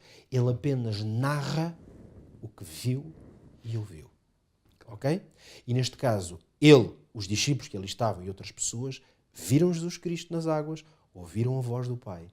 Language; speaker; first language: Portuguese; native; Portuguese